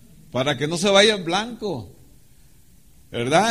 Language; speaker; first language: Spanish; native; Spanish